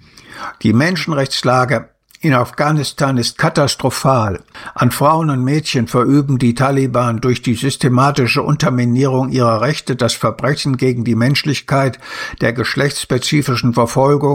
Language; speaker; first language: German; native; German